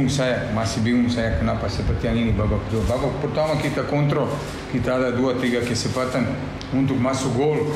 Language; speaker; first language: Indonesian; non-native, learner; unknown